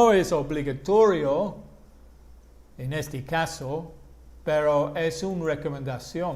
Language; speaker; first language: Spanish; non-native, fluent; English